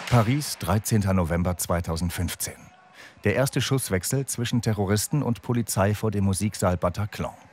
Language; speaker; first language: German; native; German